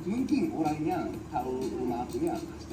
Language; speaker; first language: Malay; non-native, fluent; Japanese